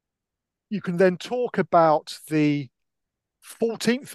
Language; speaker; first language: English; native; English